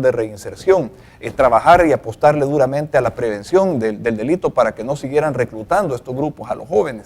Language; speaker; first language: Spanish; native; Spanish